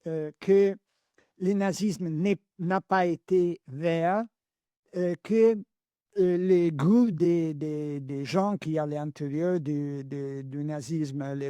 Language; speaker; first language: French; non-native, learner; Italian